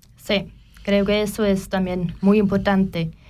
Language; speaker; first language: Spanish; non-native, learner; German